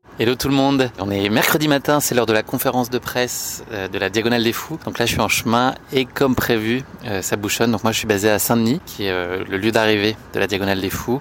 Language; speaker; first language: French; native; French